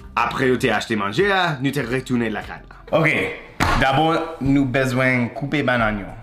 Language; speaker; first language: Haitian Creole; non-native, learner; English